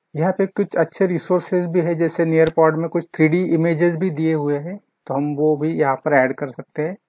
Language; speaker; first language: Hindi; non-native, local second language; Marathi